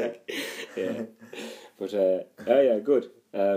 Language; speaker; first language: English; native; English